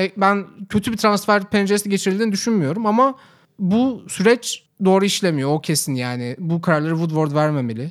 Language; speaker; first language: Turkish; native; Turkish